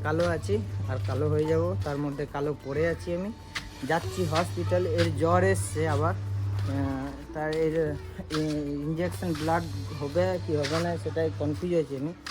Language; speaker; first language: Bangla; non-native, learner; Hindi